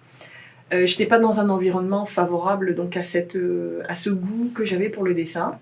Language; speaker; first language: French; native; French